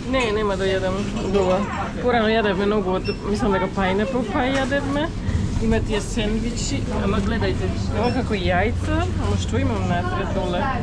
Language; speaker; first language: Macedonian; non-native, fluent; Hungarian